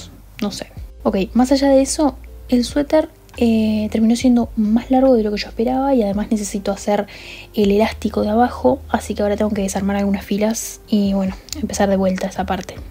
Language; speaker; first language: Spanish; native; Spanish